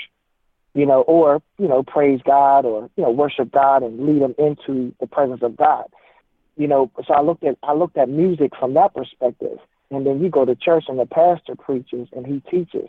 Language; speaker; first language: English; native; English